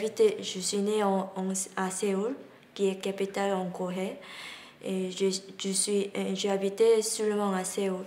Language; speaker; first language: French; non-native, learner; Korean